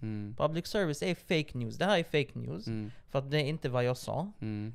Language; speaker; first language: Swedish; native; Swedish